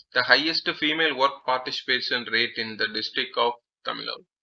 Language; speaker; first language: English; non-native, local second language; Tamil